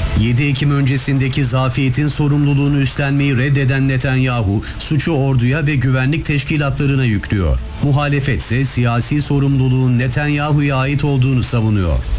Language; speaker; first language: Turkish; native; Turkish